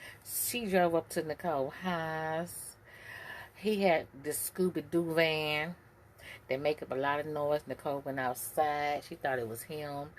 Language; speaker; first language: English; native; English